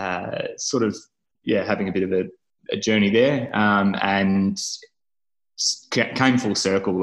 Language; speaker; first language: English; native; English